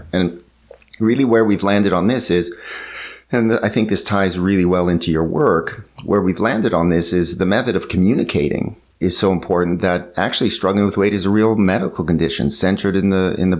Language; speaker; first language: English; native; English